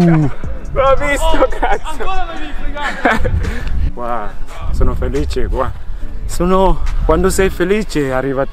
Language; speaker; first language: Italian; non-native, learner; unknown